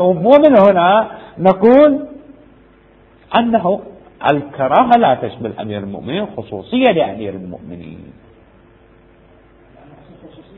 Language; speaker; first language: Arabic; native; Arabic